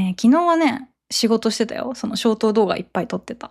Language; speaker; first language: Japanese; native; Japanese